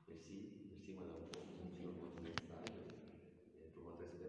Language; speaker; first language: French; non-native, learner; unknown